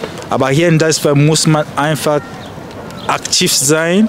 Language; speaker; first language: German; non-native, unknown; French